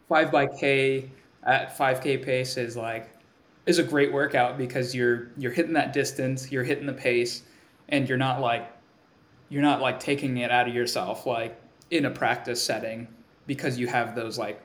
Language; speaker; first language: English; early bilingual, other home language; Swahili